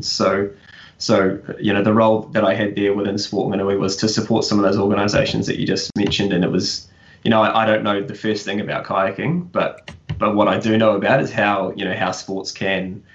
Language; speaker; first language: English; native; English